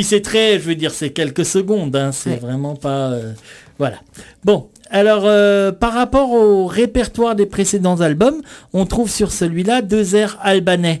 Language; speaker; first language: French; native; French